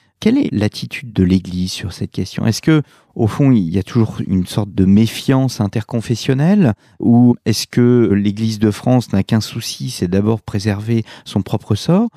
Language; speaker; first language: French; native; French